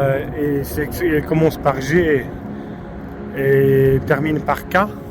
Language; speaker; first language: French; non-native, fluent; Polish